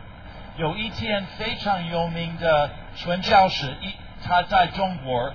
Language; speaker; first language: Chinese; non-native, fluent; English